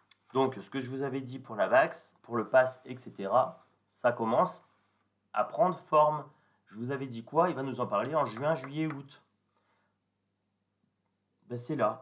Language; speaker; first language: French; native; French